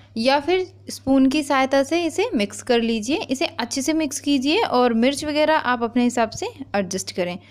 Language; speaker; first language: Hindi; native; Hindi